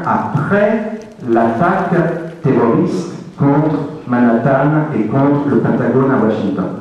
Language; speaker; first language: French; native; French